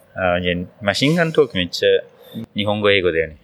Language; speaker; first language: Japanese; native; Japanese